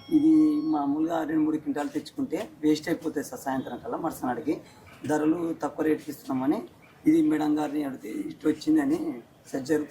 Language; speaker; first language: Telugu; native; Telugu